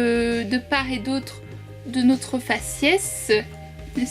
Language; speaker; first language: French; native; French